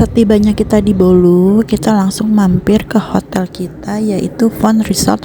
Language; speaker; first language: Indonesian; native; Indonesian